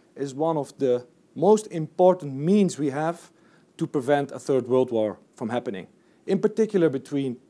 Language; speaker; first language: English; non-native, fluent; Dutch